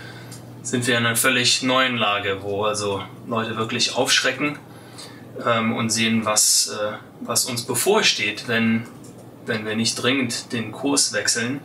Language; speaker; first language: German; native; German